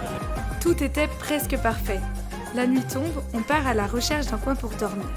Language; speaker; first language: French; native; French